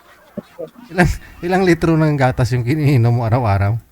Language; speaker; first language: Filipino; native; Filipino